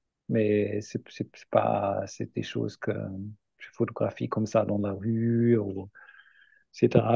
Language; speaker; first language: French; non-native, fluent; German